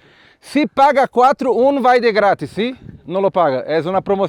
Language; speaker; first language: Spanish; non-native, learner; Portuguese